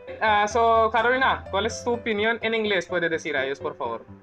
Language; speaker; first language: Spanish; non-native, learner; Hindi